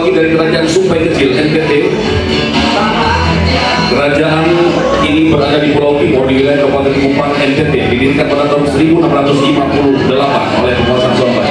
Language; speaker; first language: Indonesian; native; Indonesian